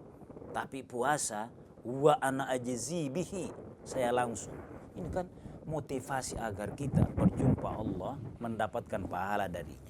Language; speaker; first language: Indonesian; native; Indonesian